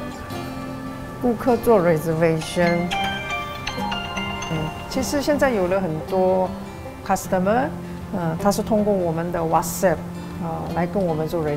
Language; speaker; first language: Chinese; non-native, fluent; Korean